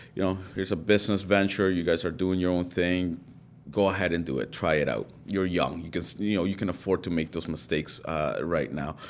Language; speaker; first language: English; early bilingual, other home language; Spanish